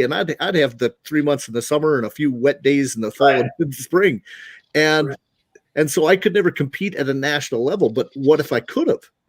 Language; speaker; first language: English; native; English